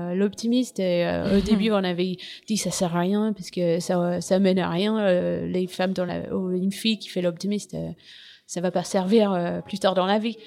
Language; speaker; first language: French; non-native, fluent; English